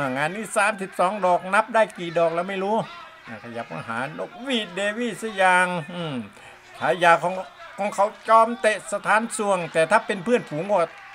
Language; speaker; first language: Thai; native; Thai